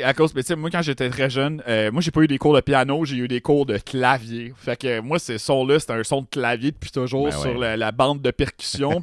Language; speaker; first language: French; native; French